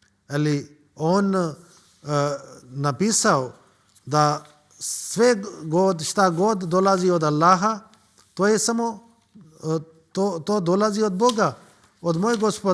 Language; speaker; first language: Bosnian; non-native, learner; Urdu